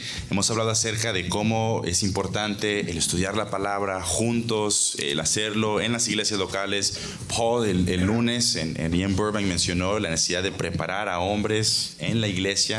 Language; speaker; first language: Spanish; native; Spanish